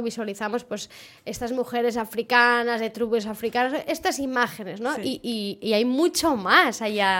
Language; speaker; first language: Spanish; non-native, local second language; Catalan